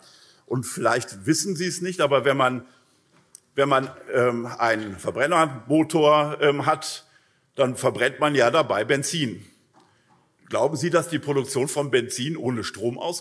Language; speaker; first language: German; native; German